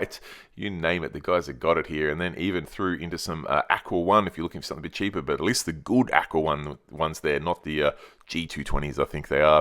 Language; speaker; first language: English; native; English